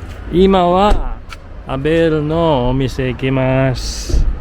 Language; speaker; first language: Japanese; non-native, learner; Filipino